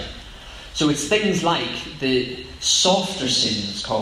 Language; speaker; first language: English; native; English